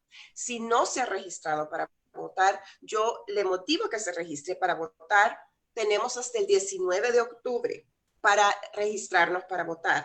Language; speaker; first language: Spanish; native; Spanish